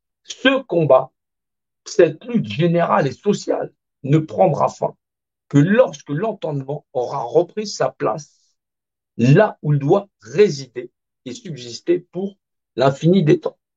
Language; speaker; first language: French; native; French